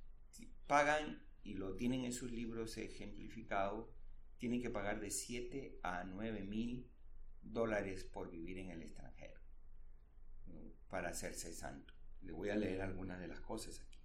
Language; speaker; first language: Spanish; native; Spanish